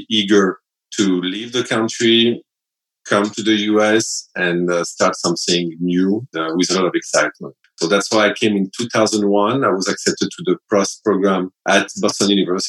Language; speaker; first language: English; non-native, fluent; French